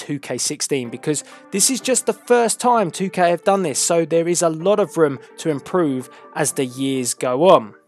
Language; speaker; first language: English; native; English